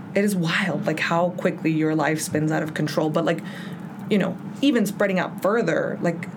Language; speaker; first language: English; early bilingual, other home language; Spanish